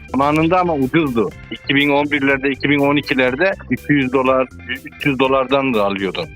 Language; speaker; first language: Turkish; early bilingual, heritage; Turkish